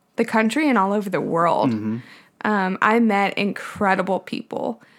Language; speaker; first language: English; native; English